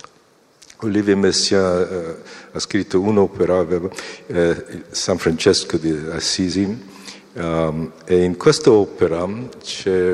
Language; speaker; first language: Italian; non-native, fluent; Korean